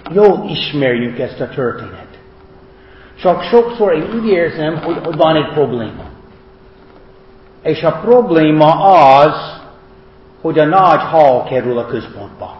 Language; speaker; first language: Hungarian; non-native, fluent; English